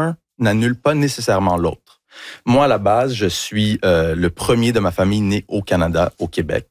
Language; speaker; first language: French; early bilingual, other home language; English